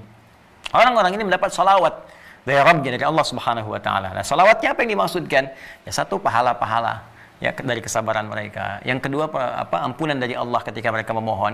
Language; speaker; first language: Indonesian; native; Indonesian